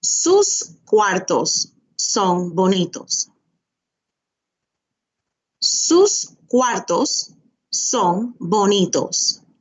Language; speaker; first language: Spanish; non-native, fluent; English